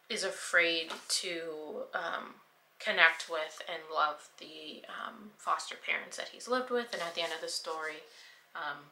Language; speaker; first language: English; native; English